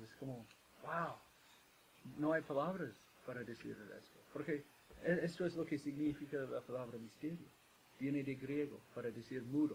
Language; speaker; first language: Spanish; non-native, fluent; English